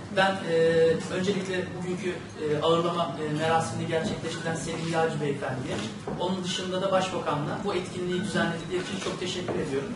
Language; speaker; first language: Turkish; native; Turkish